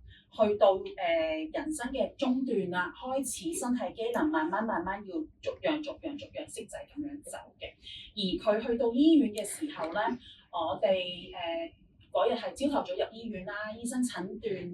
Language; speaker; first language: Cantonese; native; Cantonese